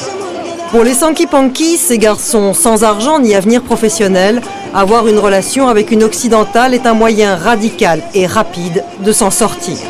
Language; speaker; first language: French; native; French